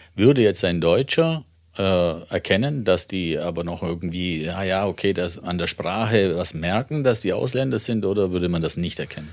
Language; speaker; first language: German; early bilingual, other home language; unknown